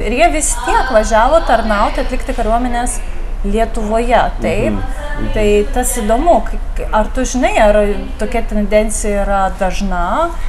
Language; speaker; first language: Lithuanian; native; Lithuanian